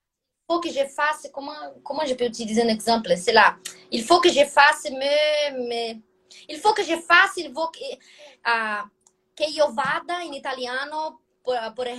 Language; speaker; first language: French; non-native, fluent; Portuguese